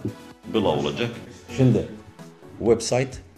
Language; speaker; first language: Turkish; non-native, learner; Arabic